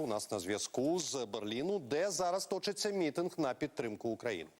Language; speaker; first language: Ukrainian; native; Ukrainian